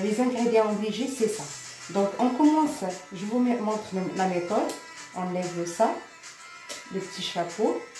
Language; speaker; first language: French; non-native, local second language; Arabic